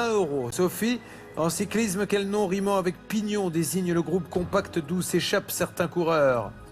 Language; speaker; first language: French; native; French